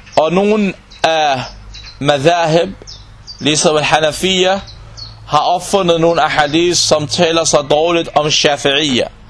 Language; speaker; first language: Danish; non-native, local second language; Arabic